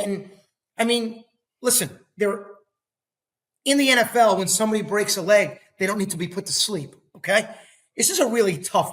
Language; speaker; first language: English; native; English